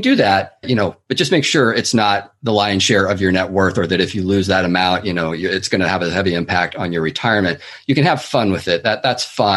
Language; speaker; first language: English; native; English